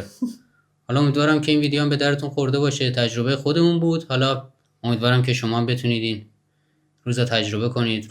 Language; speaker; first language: Persian; native; Persian